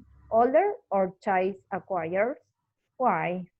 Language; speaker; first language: English; non-native, fluent; Spanish